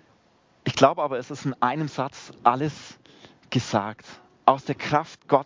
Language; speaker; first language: German; native; German